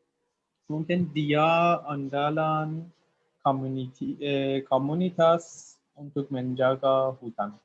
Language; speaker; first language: Indonesian; non-native, learner; English